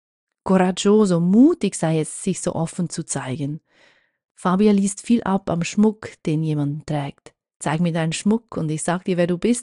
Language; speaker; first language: German; native; German